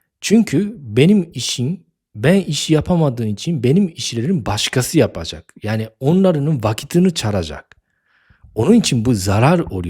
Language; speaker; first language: Turkish; non-native, fluent; Japanese